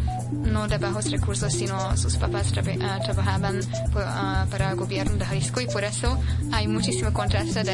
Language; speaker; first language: Spanish; non-native, fluent; Hungarian